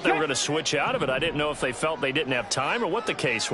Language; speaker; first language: English; native; English